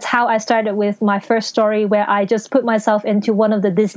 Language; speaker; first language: English; non-native, local second language; Cantonese